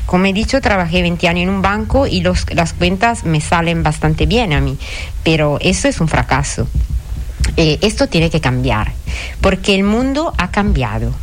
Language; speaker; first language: Spanish; non-native, fluent; Italian